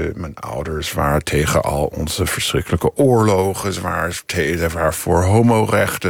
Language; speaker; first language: Dutch; non-native, fluent; English